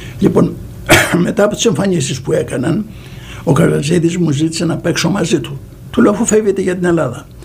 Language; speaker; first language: Greek; native; Greek